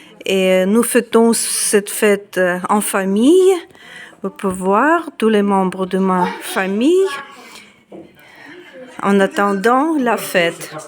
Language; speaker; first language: French; non-native, fluent; Russian